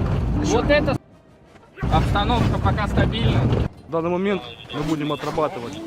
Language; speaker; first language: Russian; native; Russian